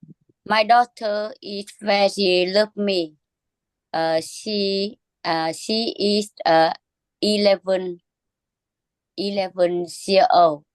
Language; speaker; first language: English; non-native, learner; Vietnamese